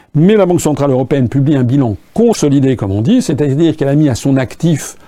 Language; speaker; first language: French; native; French